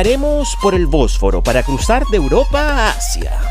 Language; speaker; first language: Spanish; native; Spanish